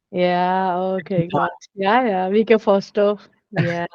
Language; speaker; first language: Danish; non-native, learner; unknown